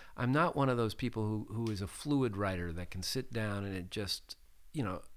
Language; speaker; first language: English; native; English